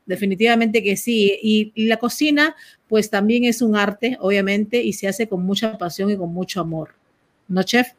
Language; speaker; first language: Spanish; native; Spanish